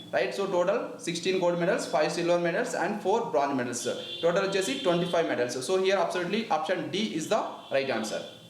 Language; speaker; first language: English; non-native, local second language; Telugu